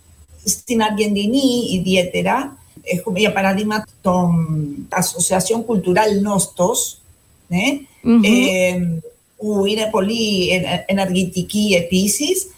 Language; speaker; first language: Greek; non-native, fluent; Spanish